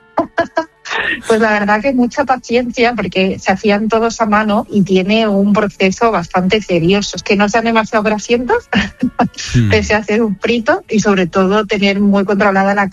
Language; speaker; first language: Spanish; native; Spanish